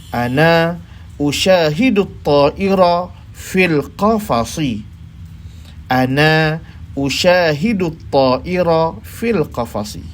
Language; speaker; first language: Arabic; non-native, fluent; Malay